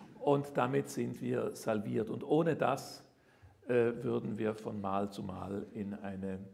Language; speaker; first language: German; native; German